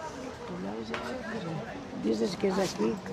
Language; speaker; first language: Hebrew; non-native, fluent; Spanish